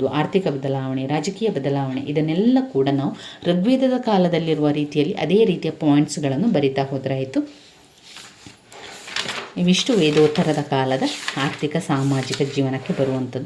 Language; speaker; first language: Kannada; native; Kannada